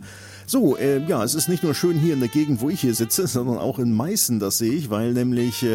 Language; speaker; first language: German; native; German